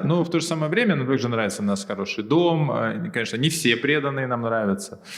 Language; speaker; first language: Russian; native; Russian